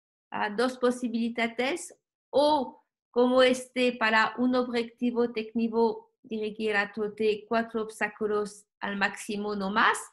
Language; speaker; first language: Spanish; non-native, learner; French